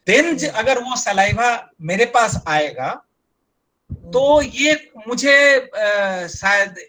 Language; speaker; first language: Hindi; non-native, local second language; Bangla